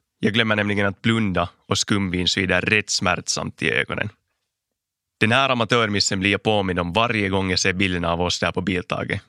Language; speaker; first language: Swedish; native; Swedish